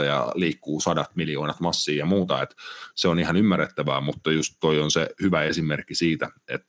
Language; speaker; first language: Finnish; native; Finnish